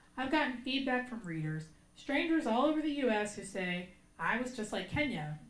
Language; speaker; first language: English; native; English